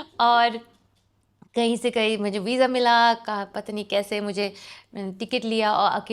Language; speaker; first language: Hindi; non-native, local second language; English